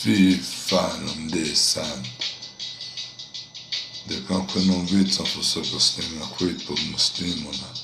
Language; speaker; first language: Swedish; non-native, fluent; Spanish